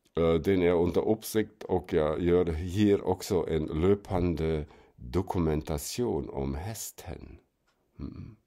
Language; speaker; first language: Swedish; non-native, fluent; German